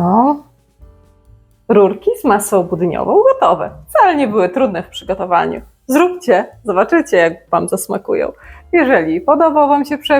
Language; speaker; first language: Polish; native; Polish